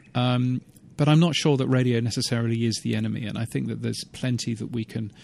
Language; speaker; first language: English; native; English